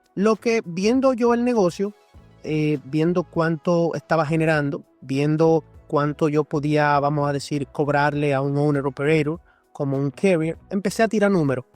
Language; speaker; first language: Spanish; native; Spanish